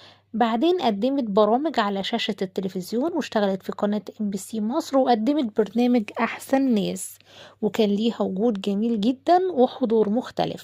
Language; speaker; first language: Arabic; native; Arabic